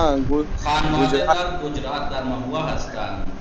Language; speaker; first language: Persian; non-native, fluent; Urdu